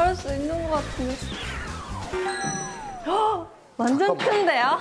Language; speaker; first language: Korean; non-native, learner; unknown